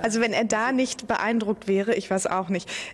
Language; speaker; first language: German; native; German